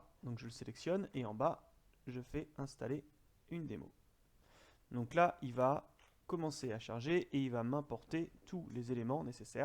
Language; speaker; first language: French; native; French